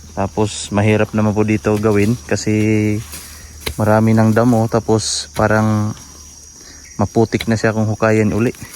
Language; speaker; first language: Filipino; non-native, local second language; Cebuano